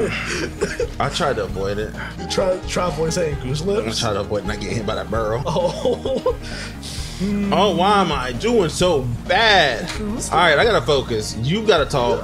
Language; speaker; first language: English; native; English